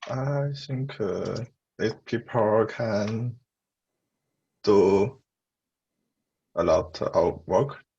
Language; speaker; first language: English; non-native, learner; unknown